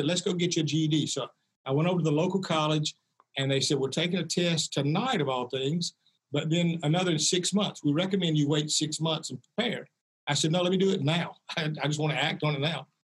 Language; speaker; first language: English; native; English